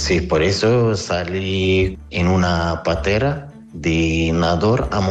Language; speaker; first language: Spanish; non-native, learner; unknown